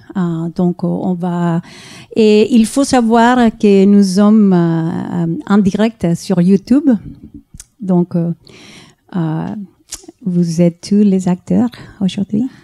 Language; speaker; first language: French; non-native, fluent; Spanish